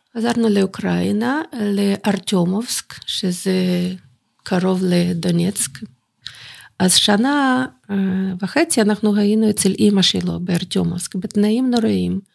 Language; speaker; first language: Hebrew; non-native, fluent; Russian